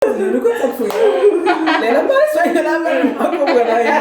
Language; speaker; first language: Portuguese; non-native, learner; Haitian Creole